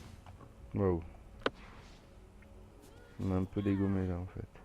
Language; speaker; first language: French; native; French